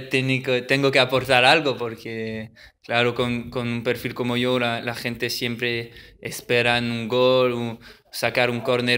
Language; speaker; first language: Spanish; early bilingual, heritage; French